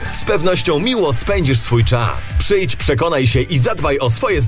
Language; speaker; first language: Polish; native; Polish